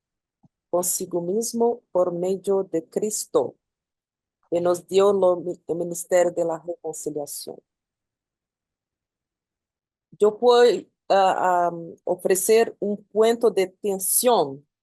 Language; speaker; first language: Spanish; non-native, learner; Portuguese